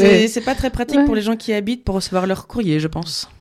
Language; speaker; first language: French; native; French